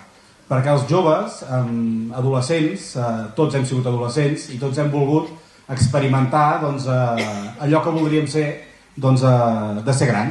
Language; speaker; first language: Catalan; native; Catalan